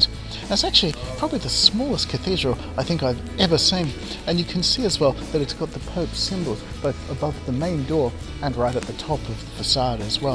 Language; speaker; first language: English; native; English